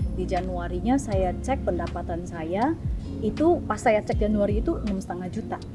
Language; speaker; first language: Indonesian; native; Indonesian